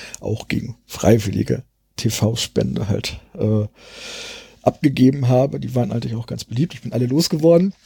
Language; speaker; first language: German; native; German